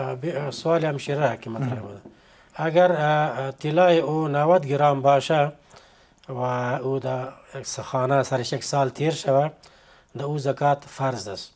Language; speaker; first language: Persian; native; Persian